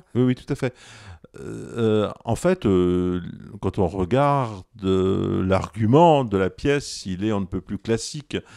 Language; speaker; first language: French; native; French